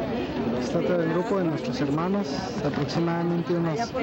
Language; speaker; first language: Spanish; native; Spanish